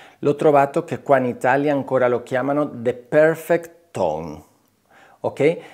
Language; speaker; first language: Italian; non-native, fluent; Spanish